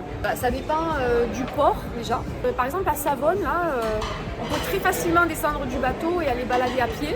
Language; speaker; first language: French; native; French